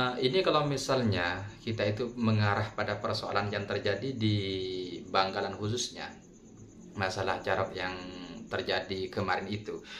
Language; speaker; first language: Indonesian; non-native, local second language; Madurese